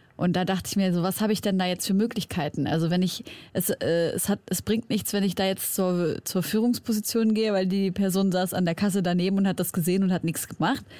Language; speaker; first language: German; early bilingual, other home language; Arabic